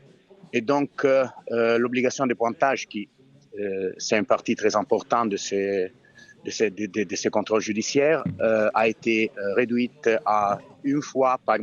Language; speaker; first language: French; non-native, fluent; Italian